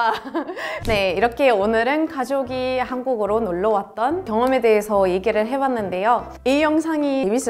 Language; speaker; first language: Korean; non-native, fluent; Arabic